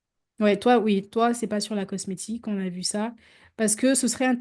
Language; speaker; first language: French; native; French